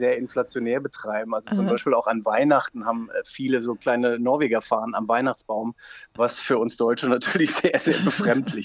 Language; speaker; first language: German; native; German